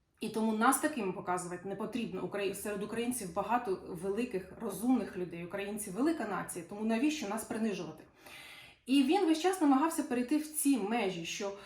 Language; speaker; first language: Ukrainian; non-native, local second language; Russian